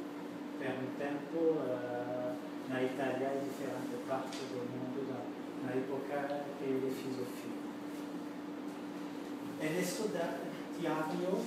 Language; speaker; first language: Portuguese; non-native, learner; French